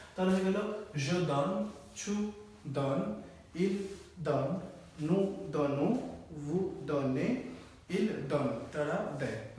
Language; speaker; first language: French; non-native, fluent; Bangla